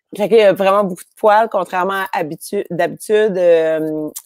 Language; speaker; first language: French; native; French